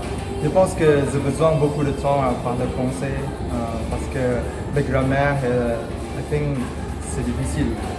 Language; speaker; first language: French; non-native, learner; Indonesian